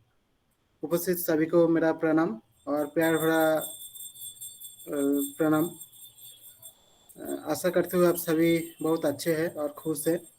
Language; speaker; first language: Hindi; non-native, local second language; Bangla